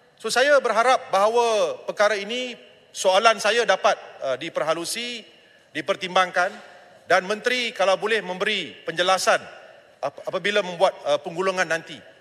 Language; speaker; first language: Malay; non-native, local second language; Tamil